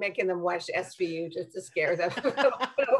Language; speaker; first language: English; native; English